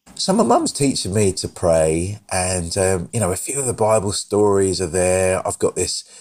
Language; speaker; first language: English; native; English